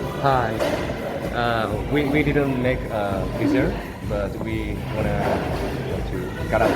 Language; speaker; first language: English; non-native, learner; Korean